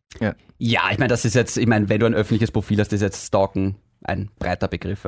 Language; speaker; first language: German; native; German